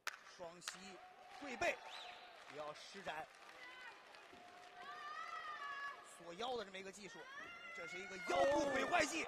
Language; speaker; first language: Chinese; native; Chinese